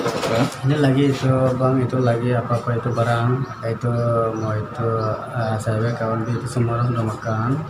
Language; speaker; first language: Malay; non-native, learner; Rohingya